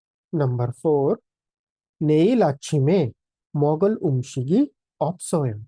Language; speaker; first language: Korean; non-native, fluent; Hindi